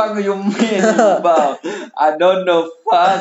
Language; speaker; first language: English; non-native, learner; Indonesian